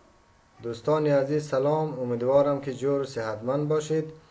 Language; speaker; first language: Persian; native; Persian